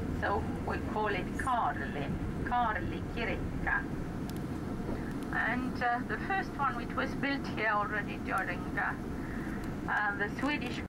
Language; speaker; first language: English; non-native, fluent; Estonian